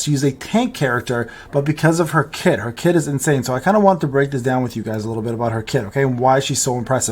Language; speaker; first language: English; native; English